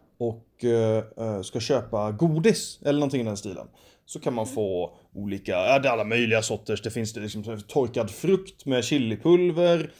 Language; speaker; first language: Swedish; native; Swedish